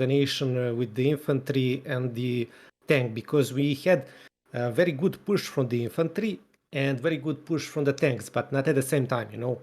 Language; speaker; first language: English; non-native, fluent; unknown